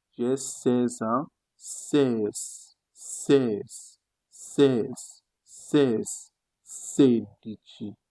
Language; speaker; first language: French; non-native, fluent; Italian